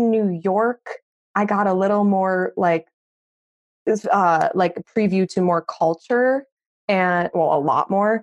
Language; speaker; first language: English; native; English